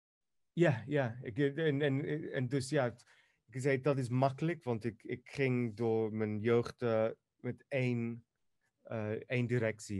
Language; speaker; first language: Dutch; non-native, fluent; Greek